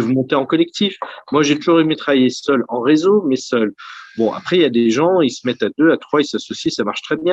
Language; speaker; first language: French; native; French